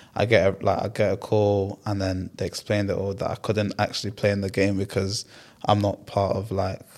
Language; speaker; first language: English; early bilingual, other home language; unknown